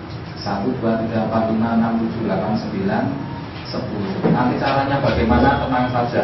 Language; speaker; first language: Indonesian; native; Indonesian